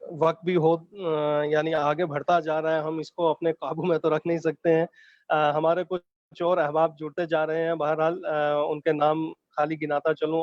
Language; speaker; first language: Urdu; native; Urdu